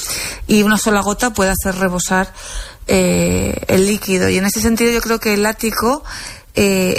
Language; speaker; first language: Spanish; native; Spanish